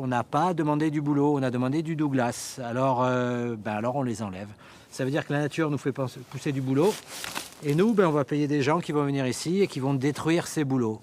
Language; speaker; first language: French; native; French